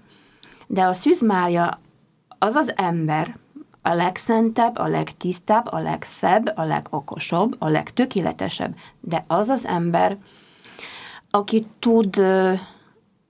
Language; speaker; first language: Hungarian; non-native, fluent; Polish